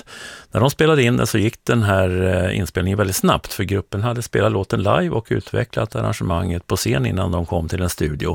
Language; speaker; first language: Swedish; native; Swedish